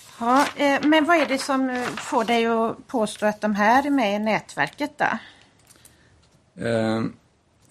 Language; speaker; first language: Swedish; native; Swedish